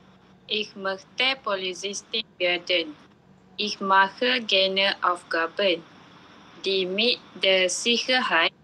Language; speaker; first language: German; non-native, learner; Malay